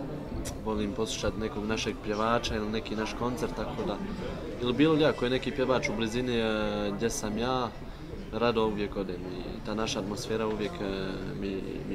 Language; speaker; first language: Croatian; early bilingual, heritage; Bosnian